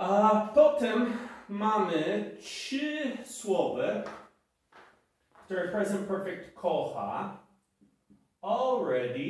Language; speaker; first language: Polish; non-native, fluent; English